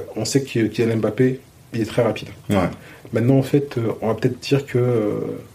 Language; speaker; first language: French; native; French